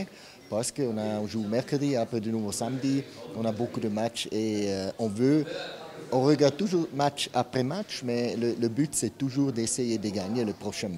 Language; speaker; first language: French; non-native, fluent; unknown